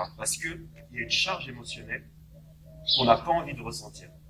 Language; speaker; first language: French; native; French